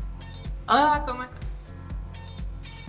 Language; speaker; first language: Spanish; non-native, learner; English